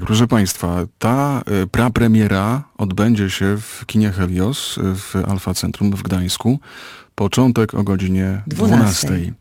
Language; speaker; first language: Polish; native; Polish